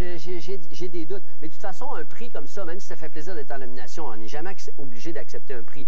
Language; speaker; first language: French; native; French